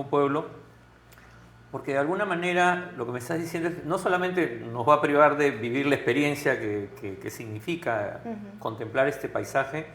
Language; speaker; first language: Spanish; native; Spanish